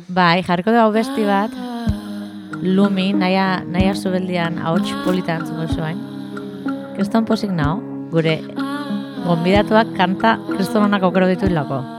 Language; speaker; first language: Basque; native; Basque